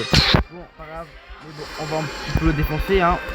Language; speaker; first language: French; native; French